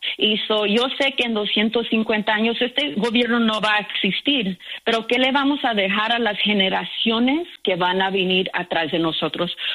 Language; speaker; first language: Spanish; early bilingual, heritage; Spanish